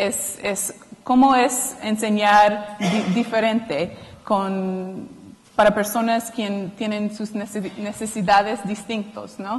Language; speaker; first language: Spanish; non-native, fluent; English